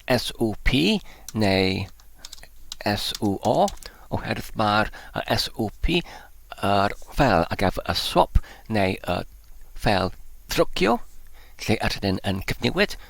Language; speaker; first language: Welsh; non-native, learner; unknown